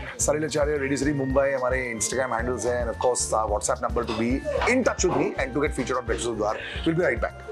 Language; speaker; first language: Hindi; non-native, local second language; Bangla